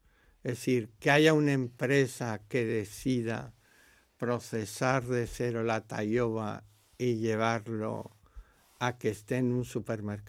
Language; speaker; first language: Spanish; native; Spanish